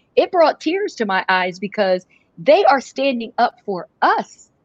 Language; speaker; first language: English; native; English